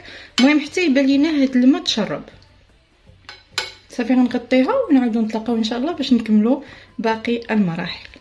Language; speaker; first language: Arabic; native; Arabic